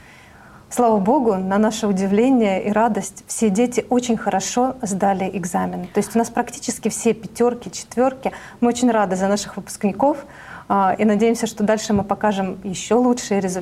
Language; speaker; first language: Russian; native; Russian